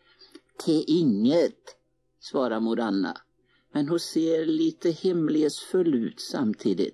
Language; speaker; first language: Swedish; native; Swedish